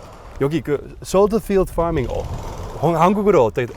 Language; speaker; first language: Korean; non-native, learner; Dutch